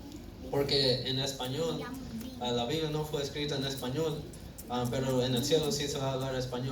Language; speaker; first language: Spanish; early bilingual, heritage; Spanish